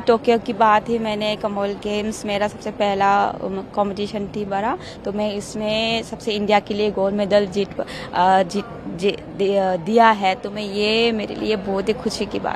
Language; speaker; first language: Hindi; non-native, local second language; Manipuri